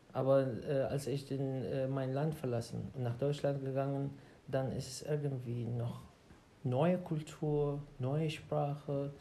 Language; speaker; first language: German; non-native, learner; Arabic